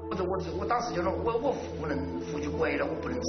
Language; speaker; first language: Chinese; native; Chinese